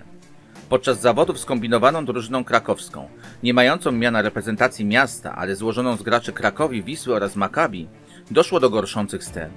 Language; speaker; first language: Polish; native; Polish